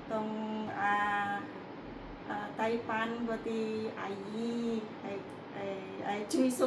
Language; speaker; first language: Chinese; non-native, learner; Indonesian